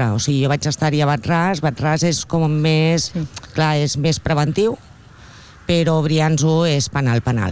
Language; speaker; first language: Catalan; non-native, local second language; Spanish